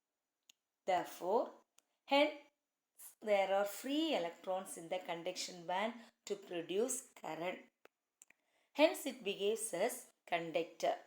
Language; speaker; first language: English; non-native, local second language; Tamil